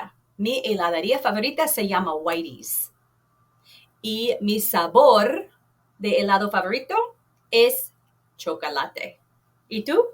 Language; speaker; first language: Spanish; non-native, fluent; English